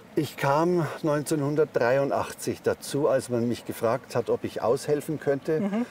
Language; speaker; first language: German; native; German